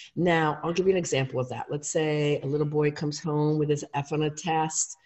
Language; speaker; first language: English; native; English